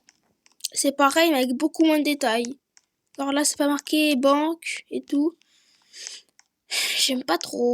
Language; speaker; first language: French; native; French